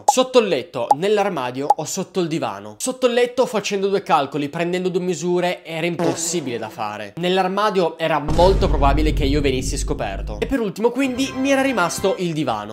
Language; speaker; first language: Italian; native; Italian